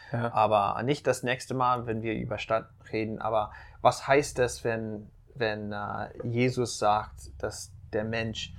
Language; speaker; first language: German; non-native, fluent; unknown